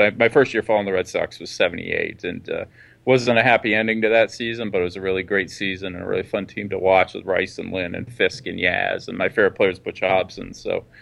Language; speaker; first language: English; native; English